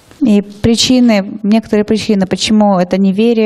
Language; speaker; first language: Russian; native; Russian